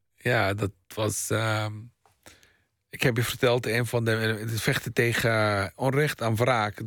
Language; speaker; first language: Dutch; non-native, fluent; Arabic